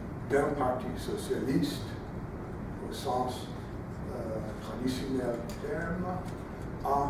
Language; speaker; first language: French; non-native, fluent; English